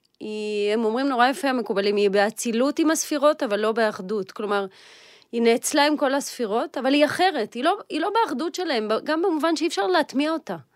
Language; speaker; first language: Hebrew; early bilingual, other home language; Russian